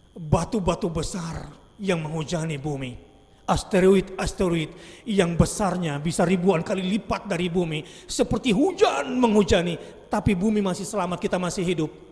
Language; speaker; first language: Indonesian; native; Indonesian